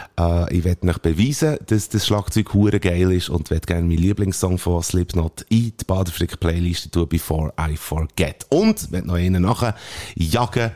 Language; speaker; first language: German; native; German